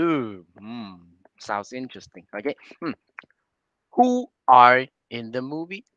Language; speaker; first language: English; non-native, learner; Vietnamese